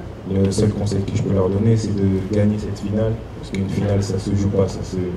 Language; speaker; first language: French; native; French